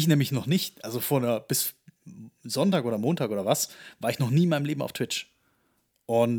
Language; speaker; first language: German; native; German